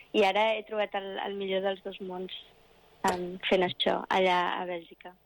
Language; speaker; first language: Catalan; non-native, local second language; English